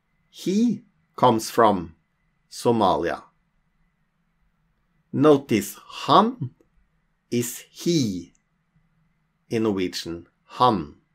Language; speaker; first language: English; non-native, fluent; Norwegian